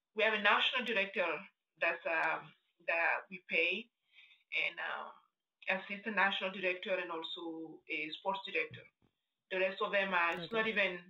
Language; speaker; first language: English; non-native, fluent; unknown